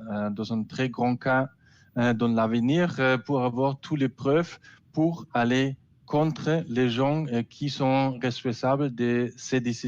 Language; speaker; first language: French; non-native, learner; German